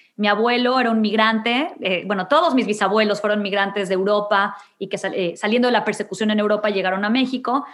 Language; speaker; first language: Spanish; native; Spanish